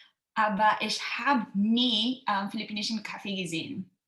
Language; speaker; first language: German; non-native, learner; Filipino